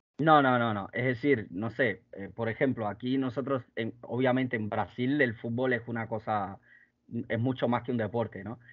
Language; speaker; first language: Spanish; native; Spanish